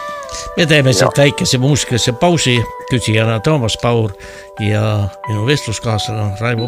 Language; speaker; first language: Estonian; native; Estonian